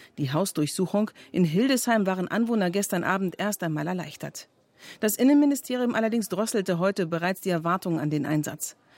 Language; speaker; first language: German; native; German